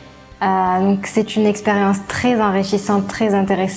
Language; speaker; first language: French; non-native, local second language; Arabic